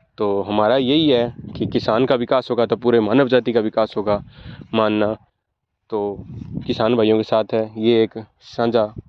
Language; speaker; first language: Hindi; native; Hindi